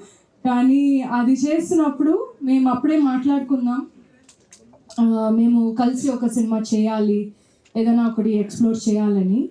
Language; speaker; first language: Telugu; non-native, fluent; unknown